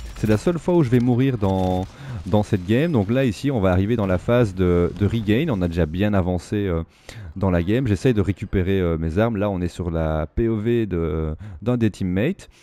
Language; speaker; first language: French; native; French